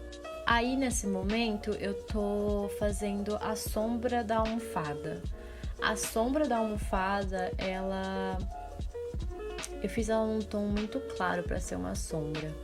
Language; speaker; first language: Portuguese; native; Portuguese